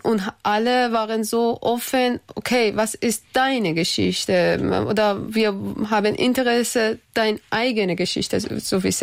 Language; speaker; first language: German; non-native, learner; Persian